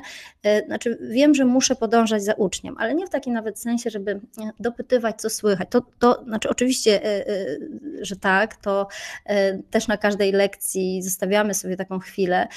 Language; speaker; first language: Polish; native; Polish